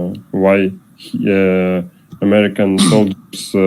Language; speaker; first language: English; non-native, learner; Russian